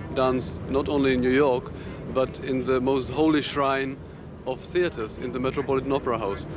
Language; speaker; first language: English; non-native, fluent; Czech